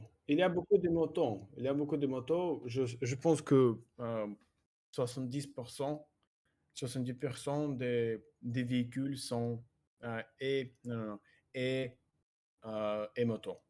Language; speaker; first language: French; non-native, learner; Russian